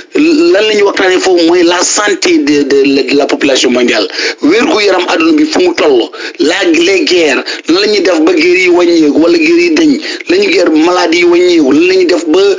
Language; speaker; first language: Wolof; non-native, local second language; Fula